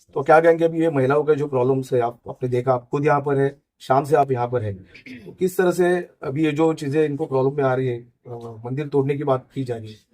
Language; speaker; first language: Hindi; non-native, local second language; Marathi